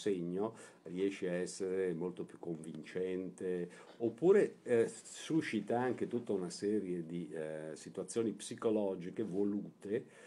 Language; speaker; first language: Italian; native; Italian